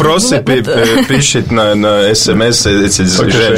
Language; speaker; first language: Russian; non-native, learner; Latvian